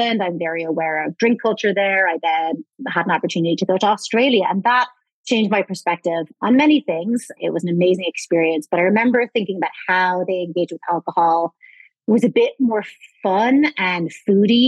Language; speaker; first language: English; native; English